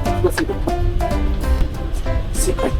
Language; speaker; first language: Russian; non-native, learner; Korean